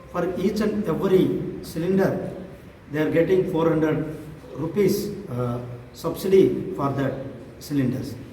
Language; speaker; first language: English; non-native, local second language; Tamil